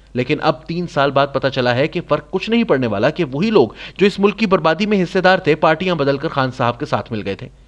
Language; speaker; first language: Urdu; non-native, local second language; Saraiki